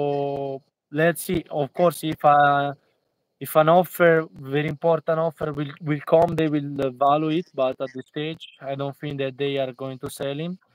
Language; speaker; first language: English; non-native, fluent; Italian